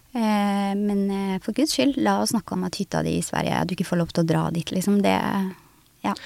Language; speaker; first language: Norwegian; early bilingual, other home language; Somali